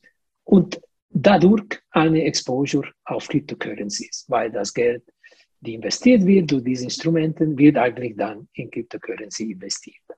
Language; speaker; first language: German; non-native, fluent; Italian